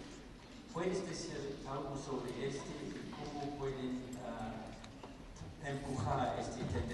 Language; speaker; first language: Spanish; non-native, fluent; English